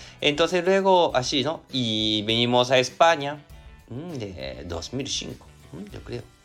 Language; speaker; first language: Spanish; non-native, learner; Japanese